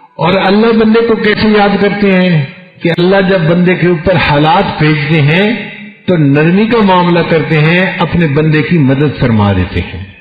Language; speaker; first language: Urdu; non-native, local second language; Punjabi